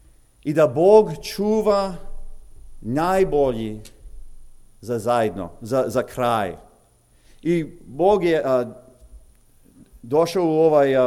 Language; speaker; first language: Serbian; early bilingual, heritage; English